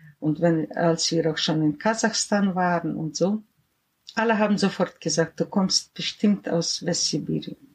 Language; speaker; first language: German; early bilingual, heritage; German